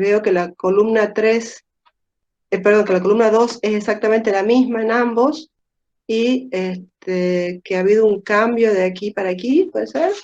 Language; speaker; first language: Spanish; native; Spanish